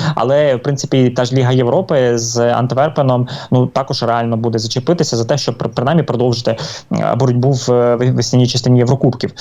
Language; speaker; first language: Ukrainian; native; Ukrainian